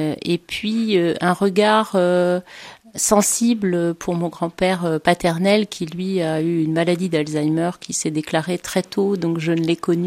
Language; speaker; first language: French; native; French